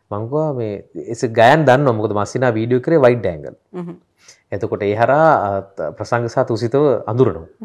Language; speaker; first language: Sinhala; native; Sinhala